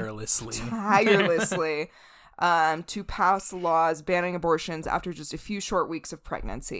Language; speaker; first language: English; native; English